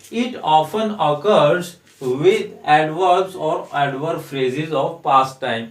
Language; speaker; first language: Hindi; native; Hindi